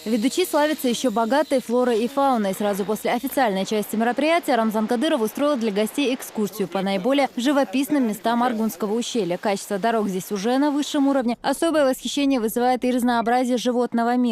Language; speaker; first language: Russian; native; Russian